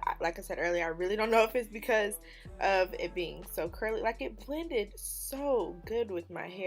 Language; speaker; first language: English; native; English